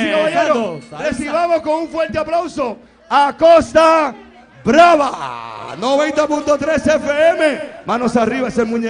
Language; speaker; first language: Spanish; native; Spanish